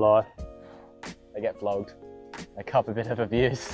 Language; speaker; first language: English; native; English